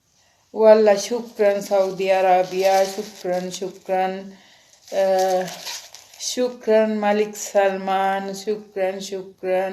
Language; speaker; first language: Arabic; non-native, learner; Sinhala